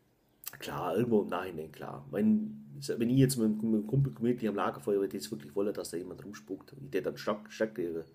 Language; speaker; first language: German; native; German